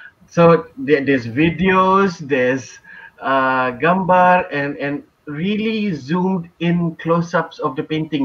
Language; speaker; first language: English; non-native, local second language; Malay